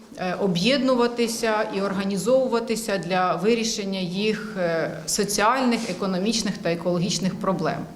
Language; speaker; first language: Ukrainian; native; Ukrainian